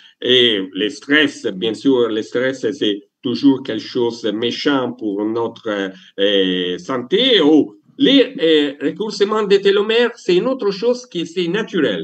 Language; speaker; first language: French; non-native, learner; Italian